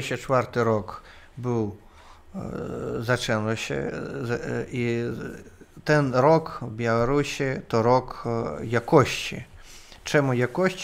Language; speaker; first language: Polish; non-native, learner; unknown